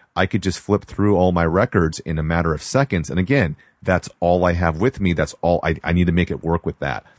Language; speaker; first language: English; native; English